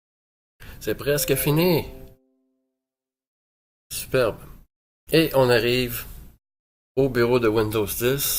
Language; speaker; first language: French; native; French